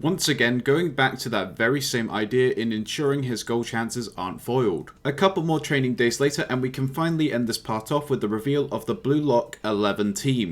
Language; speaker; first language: English; native; English